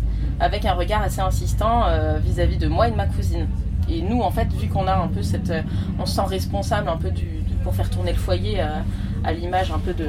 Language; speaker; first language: French; native; French